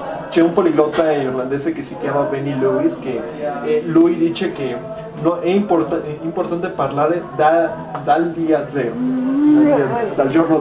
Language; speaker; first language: Italian; non-native, fluent; Spanish